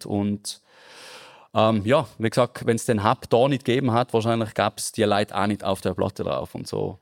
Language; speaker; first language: German; native; German